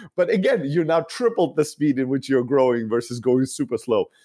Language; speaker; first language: English; non-native, fluent; Greek